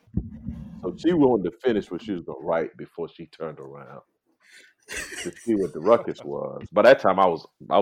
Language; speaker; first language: English; native; English